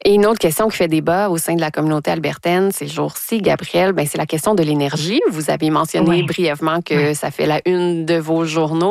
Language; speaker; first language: French; native; French